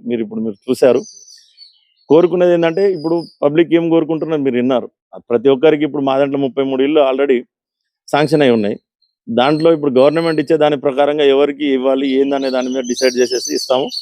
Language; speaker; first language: Telugu; non-native, local second language; Lambadi